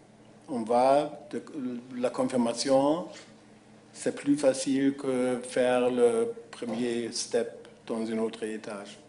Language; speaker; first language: French; non-native, fluent; German